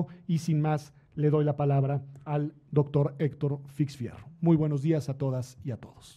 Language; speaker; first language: Spanish; native; Spanish